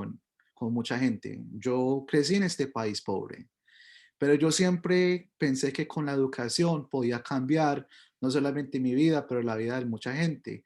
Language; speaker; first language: Spanish; early bilingual, heritage; Spanish